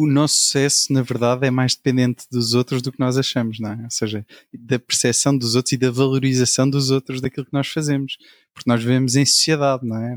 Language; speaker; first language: Portuguese; native; Portuguese